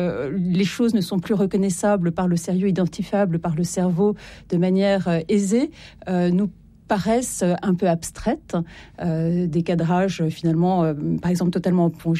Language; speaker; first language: French; native; French